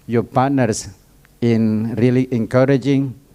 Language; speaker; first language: English; non-native, fluent; Indonesian